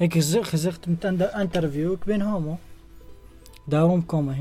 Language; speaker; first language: Dutch; non-native, learner; Arabic